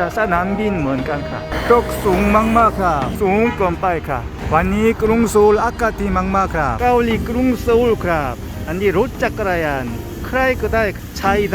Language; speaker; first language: Thai; non-native, learner; Korean